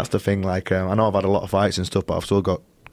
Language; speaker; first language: English; native; English